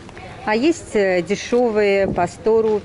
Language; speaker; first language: Russian; native; Russian